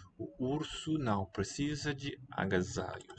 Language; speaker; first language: Portuguese; non-native, learner; English